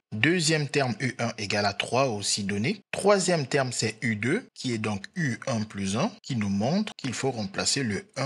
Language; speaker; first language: French; native; French